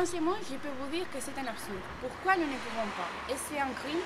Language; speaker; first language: French; non-native, learner; Spanish